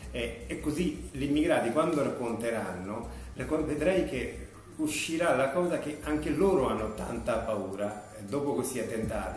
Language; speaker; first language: Italian; non-native, fluent; Urdu